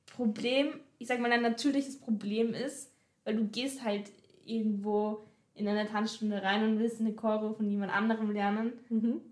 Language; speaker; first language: German; native; German